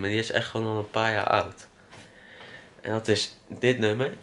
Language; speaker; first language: Dutch; native; Dutch